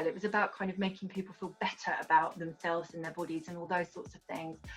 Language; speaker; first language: English; native; English